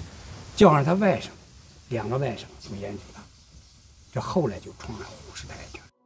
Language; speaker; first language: Chinese; native; Chinese